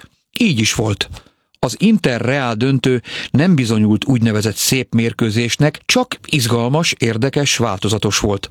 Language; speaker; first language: Hungarian; native; Hungarian